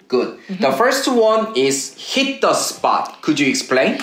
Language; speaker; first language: English; non-native, fluent; Korean